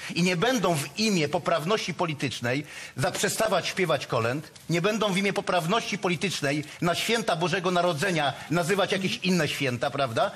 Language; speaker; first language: Polish; native; Polish